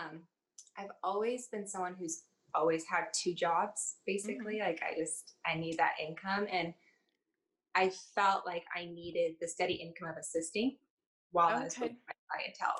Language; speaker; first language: English; native; English